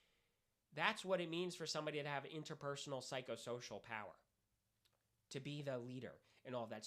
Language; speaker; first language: English; native; English